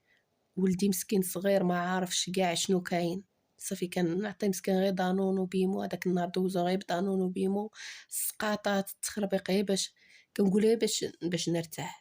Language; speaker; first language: Arabic; native; Arabic